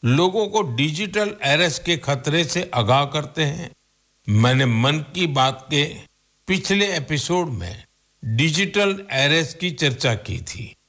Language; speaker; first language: Hindi; non-native, local second language; Gujarati